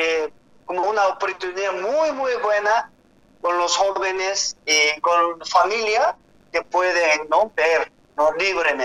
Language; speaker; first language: Spanish; non-native, learner; Korean